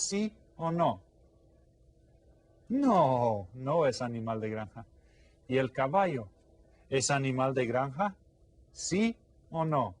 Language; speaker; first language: Spanish; non-native, fluent; English